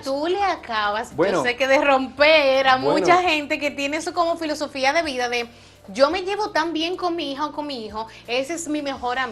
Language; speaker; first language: Spanish; native; Spanish